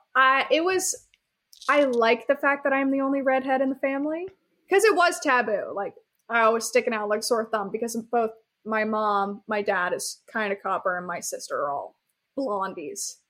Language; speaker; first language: English; native; English